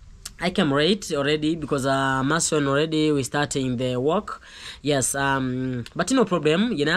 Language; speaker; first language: English; non-native, learner; Swahili